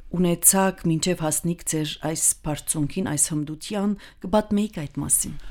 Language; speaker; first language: Armenian; early bilingual, heritage; Armenian